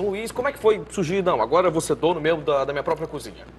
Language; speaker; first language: Portuguese; native; Portuguese